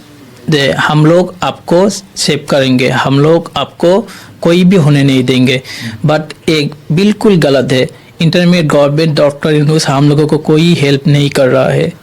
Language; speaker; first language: Hindi; non-native, learner; Bangla